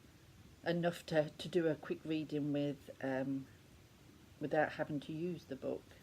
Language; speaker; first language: English; native; English